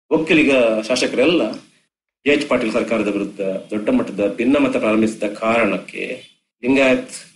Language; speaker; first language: Kannada; native; Kannada